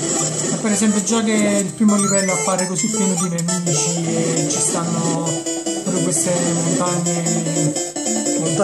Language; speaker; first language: Italian; native; Italian